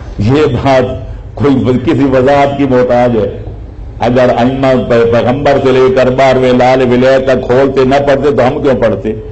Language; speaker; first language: Urdu; non-native, local second language; Punjabi